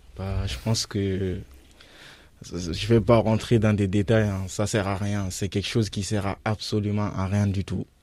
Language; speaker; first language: French; non-native, local second language; Fula